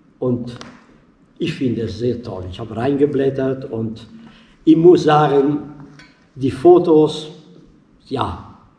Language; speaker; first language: German; non-native, fluent; Italian